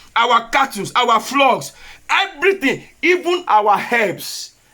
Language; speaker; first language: English; non-native, local second language; Yoruba